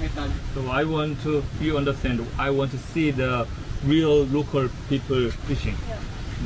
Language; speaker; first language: English; non-native, learner; Korean